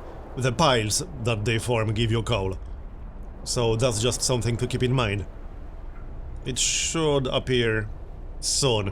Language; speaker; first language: English; native; English